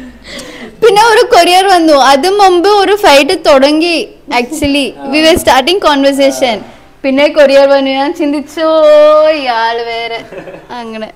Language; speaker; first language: Malayalam; non-native, learner; Tamil